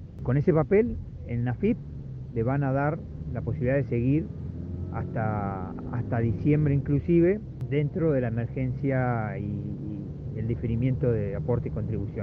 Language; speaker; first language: Spanish; native; Spanish